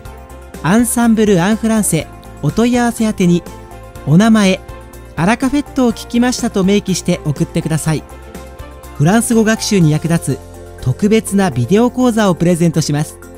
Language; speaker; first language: Japanese; native; Japanese